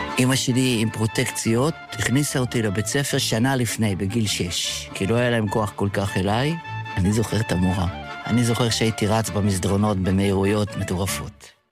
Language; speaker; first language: Hebrew; early bilingual, other home language; Yiddish